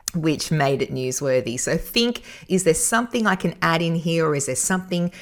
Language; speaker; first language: English; native; English